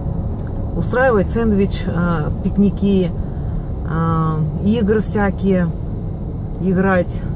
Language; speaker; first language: Russian; native; Russian